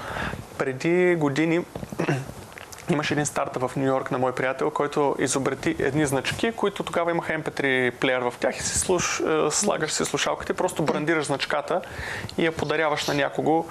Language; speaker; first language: Bulgarian; native; Bulgarian